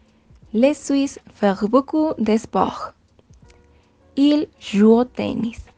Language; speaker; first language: French; non-native, learner; Spanish